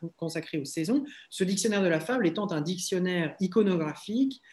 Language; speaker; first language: French; native; French